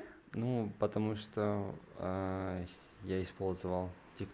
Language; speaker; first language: Russian; non-native, learner; Hungarian